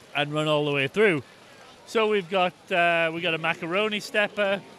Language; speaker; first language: English; native; English